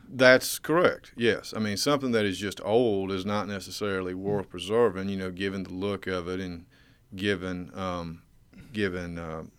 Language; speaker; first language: English; native; English